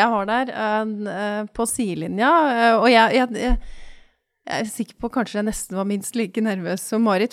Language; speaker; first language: Norwegian; native; Norwegian